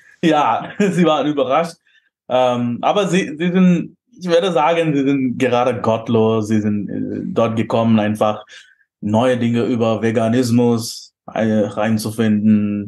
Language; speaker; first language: German; non-native, fluent; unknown